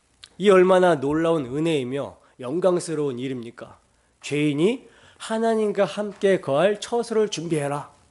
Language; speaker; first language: Korean; native; Korean